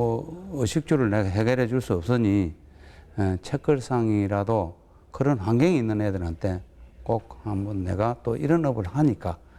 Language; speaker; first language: Korean; native; Korean